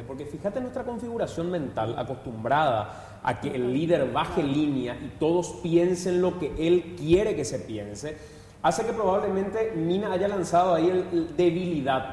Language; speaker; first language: Spanish; native; Spanish